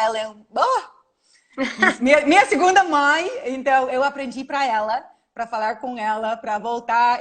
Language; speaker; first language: Portuguese; non-native, learner; English